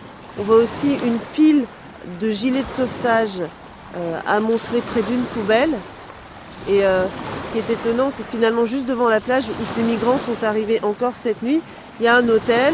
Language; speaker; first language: French; native; French